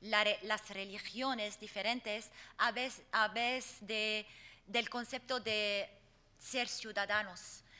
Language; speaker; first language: Spanish; non-native, fluent; Arabic